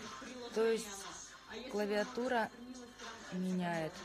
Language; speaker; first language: Russian; native; Russian